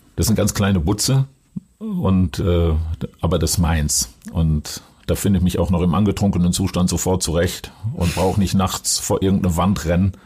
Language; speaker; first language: German; native; German